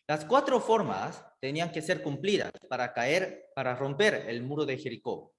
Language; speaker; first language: Spanish; native; Spanish